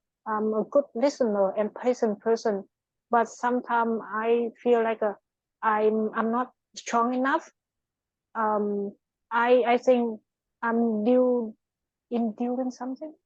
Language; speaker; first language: English; non-native, learner; Vietnamese